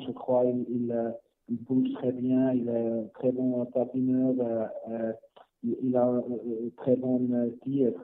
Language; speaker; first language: French; non-native, learner; Swiss German